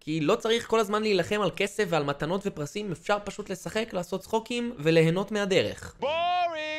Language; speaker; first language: Hebrew; native; Hebrew